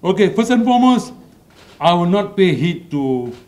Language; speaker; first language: English; non-native, local second language; Malay